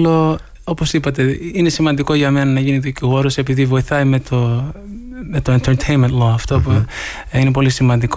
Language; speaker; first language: Greek; early bilingual, heritage; Greek